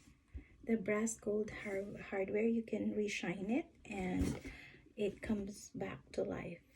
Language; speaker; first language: English; non-native, fluent; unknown